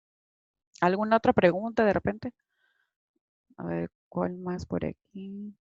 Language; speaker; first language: Spanish; native; Spanish